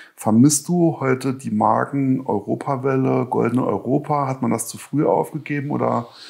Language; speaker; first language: German; native; German